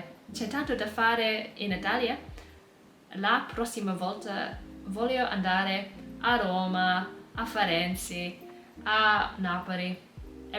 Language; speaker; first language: Italian; non-native, learner; English